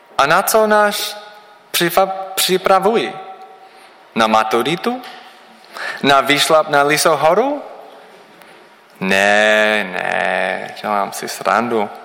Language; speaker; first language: Czech; non-native, learner; English